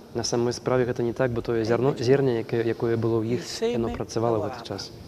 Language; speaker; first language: Belarusian; non-native, fluent; Italian